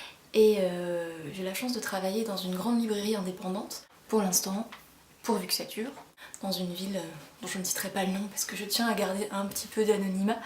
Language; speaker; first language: French; native; French